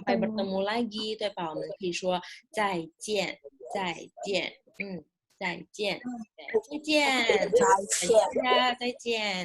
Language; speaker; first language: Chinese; non-native, fluent; Indonesian